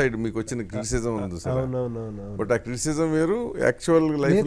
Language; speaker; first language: Telugu; native; Telugu